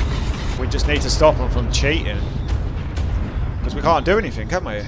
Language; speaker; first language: English; native; English